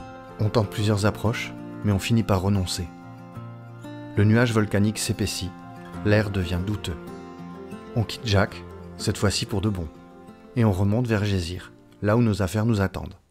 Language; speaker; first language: French; native; French